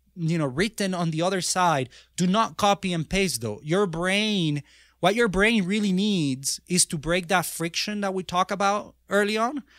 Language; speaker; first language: English; non-native, fluent; Spanish